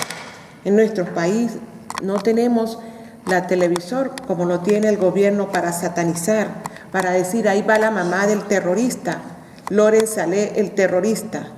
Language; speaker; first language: Spanish; native; Spanish